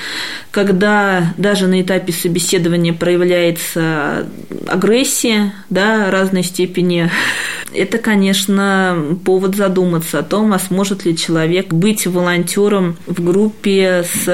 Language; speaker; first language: Russian; native; Russian